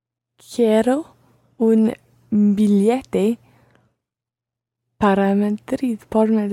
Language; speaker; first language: Spanish; non-native, learner; English